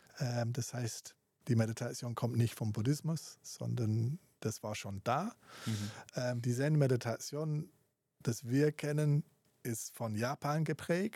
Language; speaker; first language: German; non-native, fluent; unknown